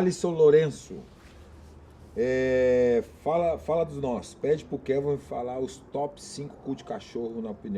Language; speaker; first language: Portuguese; native; Portuguese